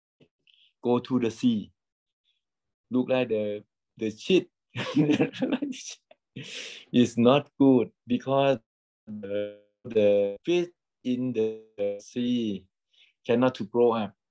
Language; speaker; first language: English; non-native, learner; Thai